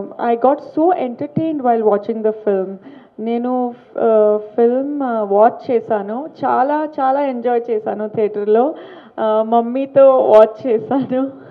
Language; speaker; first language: Telugu; non-native, learner; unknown